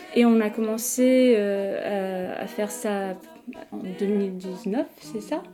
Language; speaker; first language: French; non-native, fluent; Portuguese